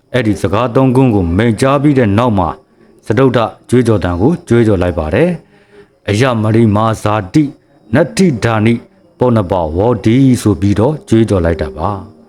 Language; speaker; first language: Burmese; native; Burmese